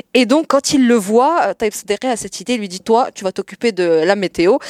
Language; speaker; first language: French; non-native, local second language; Arabic